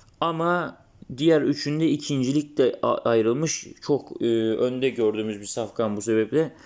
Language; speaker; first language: Turkish; native; Turkish